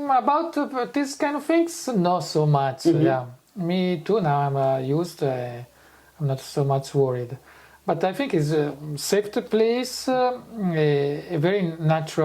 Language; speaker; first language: English; non-native, fluent; Italian